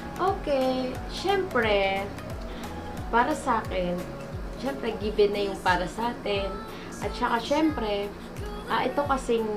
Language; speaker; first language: Filipino; non-native, local second language; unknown